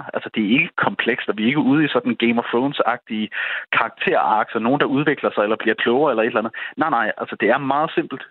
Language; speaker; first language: Danish; native; Danish